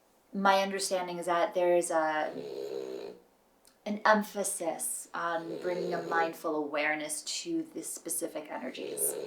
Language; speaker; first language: English; native; English